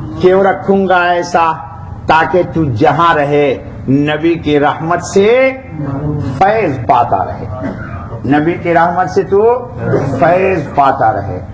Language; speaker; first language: Urdu; native; Urdu